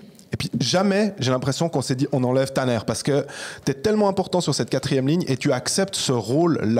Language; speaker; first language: French; native; French